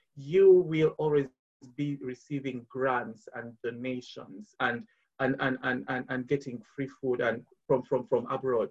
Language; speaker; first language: English; non-native, local second language; Ganda